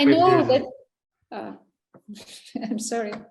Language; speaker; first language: English; non-native, learner; Russian